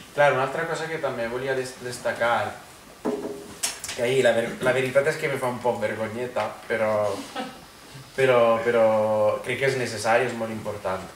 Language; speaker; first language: Catalan; non-native, fluent; Italian